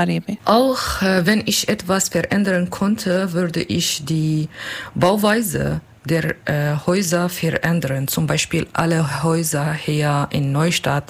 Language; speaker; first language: German; non-native, learner; Turkish